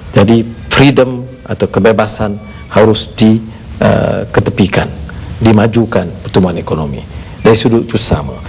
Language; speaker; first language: Malay; native; Malay